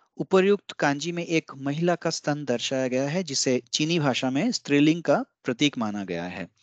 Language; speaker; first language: Hindi; non-native, local second language; Bangla